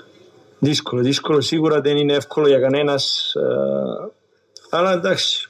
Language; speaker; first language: Greek; non-native, learner; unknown